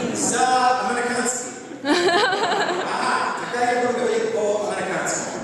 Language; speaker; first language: Russian; non-native, fluent; English